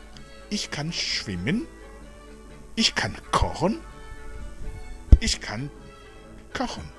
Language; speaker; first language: German; non-native, fluent; Rundi